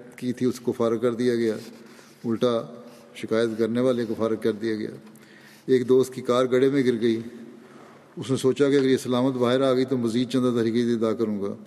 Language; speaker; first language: Urdu; native; Urdu